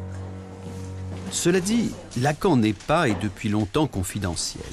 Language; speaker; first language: French; native; French